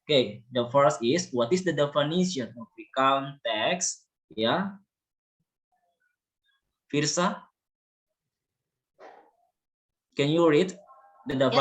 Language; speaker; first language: English; non-native, learner; Indonesian